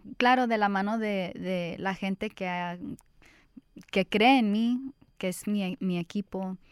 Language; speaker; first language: Spanish; early bilingual, heritage; Spanish